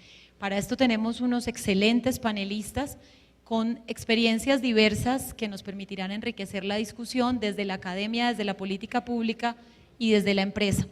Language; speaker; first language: Spanish; native; Spanish